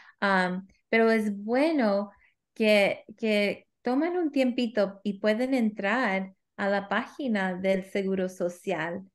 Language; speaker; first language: Spanish; early bilingual, heritage; Spanish